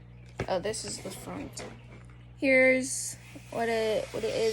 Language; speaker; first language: English; native; English